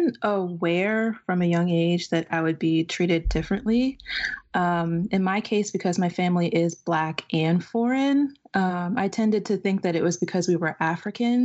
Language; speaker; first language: English; native; English